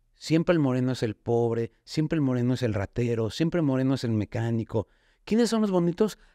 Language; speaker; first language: Spanish; native; Spanish